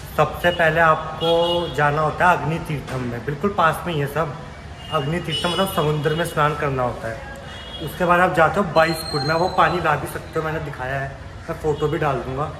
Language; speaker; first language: Hindi; native; Hindi